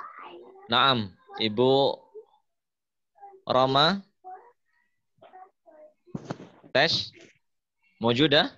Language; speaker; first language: Arabic; non-native, fluent; Indonesian